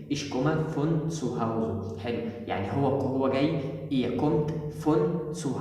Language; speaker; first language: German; non-native, fluent; Arabic